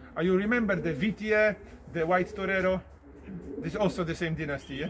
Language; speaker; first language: English; non-native, learner; Polish